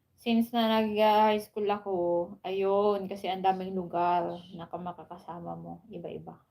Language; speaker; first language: Filipino; native; Filipino